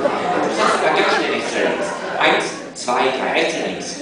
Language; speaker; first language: German; native; German